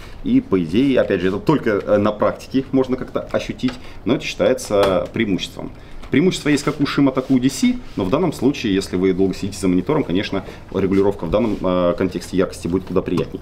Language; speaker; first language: Russian; native; Russian